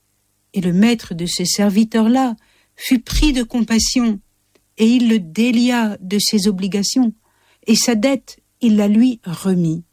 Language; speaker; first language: French; native; French